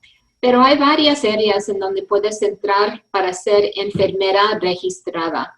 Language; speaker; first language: Spanish; early bilingual, heritage; English